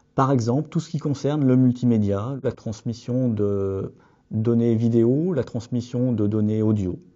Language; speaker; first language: French; native; French